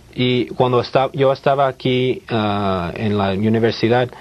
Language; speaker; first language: Spanish; early bilingual, heritage; Spanish